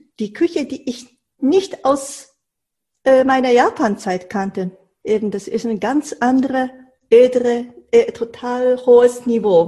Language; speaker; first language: German; non-native, fluent; Japanese